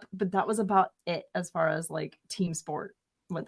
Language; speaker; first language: English; native; English